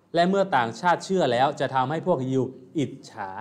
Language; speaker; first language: Thai; native; Thai